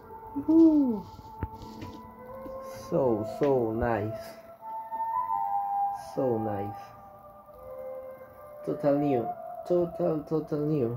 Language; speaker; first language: English; non-native, learner; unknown